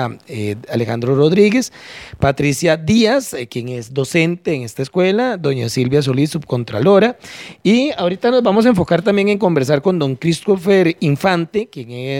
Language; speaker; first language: Spanish; native; Spanish